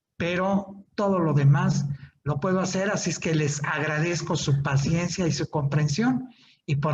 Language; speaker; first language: Spanish; native; Spanish